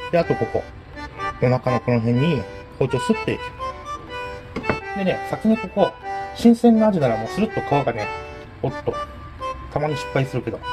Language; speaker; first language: Japanese; native; Japanese